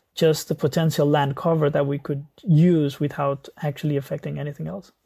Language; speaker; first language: English; non-native, local second language; Nepali